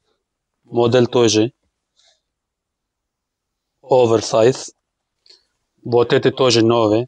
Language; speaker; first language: Russian; non-native, learner; Turkish